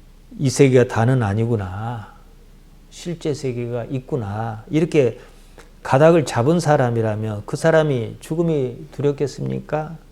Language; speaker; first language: Korean; native; Korean